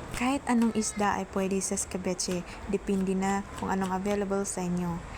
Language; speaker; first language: Filipino; non-native, local second language; Cebuano